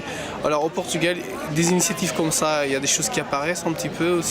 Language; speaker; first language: French; non-native, fluent; Portuguese